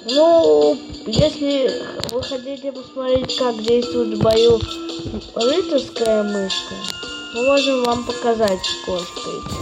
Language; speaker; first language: Russian; native; Russian